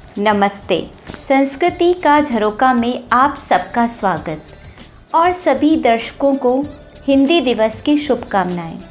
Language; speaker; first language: Hindi; native; Hindi